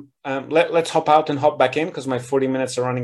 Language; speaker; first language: English; native; English